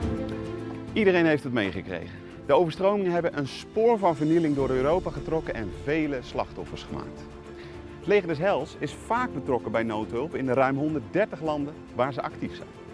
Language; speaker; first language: Dutch; native; Dutch